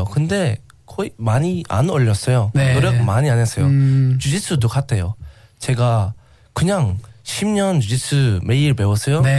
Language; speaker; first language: Korean; non-native, learner; English